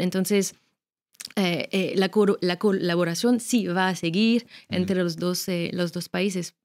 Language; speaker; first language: Spanish; non-native, fluent; French